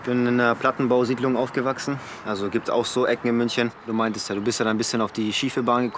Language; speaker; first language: German; early bilingual, other home language; Spanish